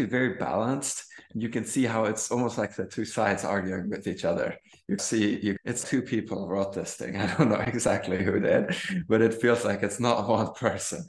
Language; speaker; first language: English; non-native, fluent; German